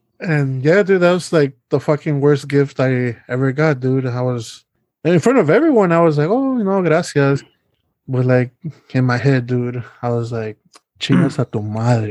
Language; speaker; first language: English; early bilingual, other home language; Spanish